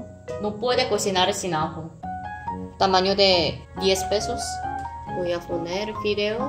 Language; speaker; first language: Spanish; non-native, fluent; Korean